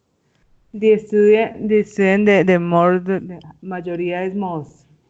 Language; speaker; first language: English; non-native, learner; Spanish